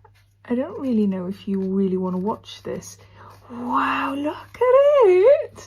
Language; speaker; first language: English; native; English